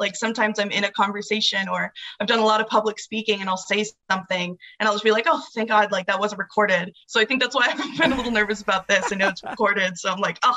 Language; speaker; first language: English; native; English